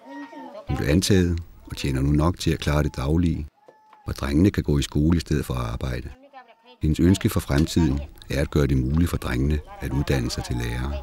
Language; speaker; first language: Danish; native; Danish